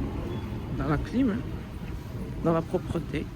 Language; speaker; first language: French; native; French